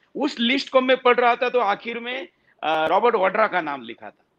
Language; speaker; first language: Hindi; non-native, local second language; Marathi